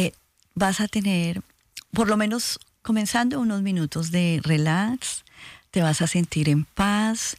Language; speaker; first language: Spanish; native; Spanish